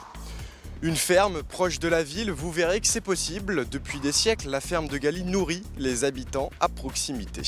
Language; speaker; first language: French; native; French